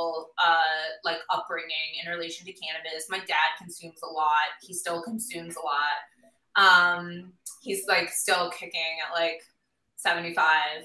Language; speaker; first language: English; native; English